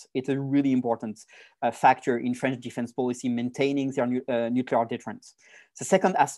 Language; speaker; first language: English; non-native, fluent; French